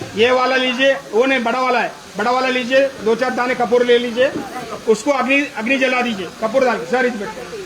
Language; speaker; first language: Hindi; non-native, local second language; Telugu